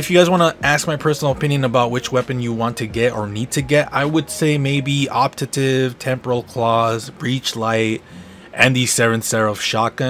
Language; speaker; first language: English; native; English